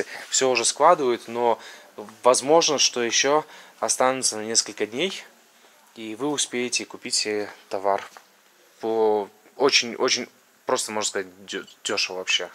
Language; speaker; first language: Russian; native; Russian